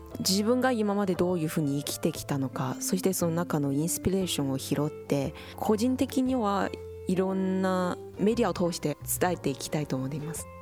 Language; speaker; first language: Japanese; non-native, fluent; Chinese